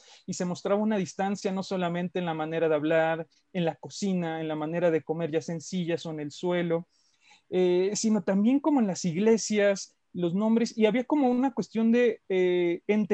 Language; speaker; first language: Spanish; native; Spanish